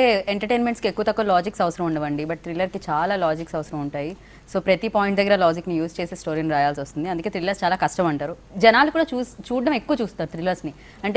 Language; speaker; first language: Telugu; native; Telugu